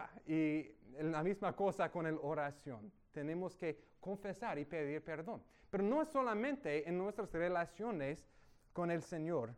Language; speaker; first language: Spanish; non-native, fluent; English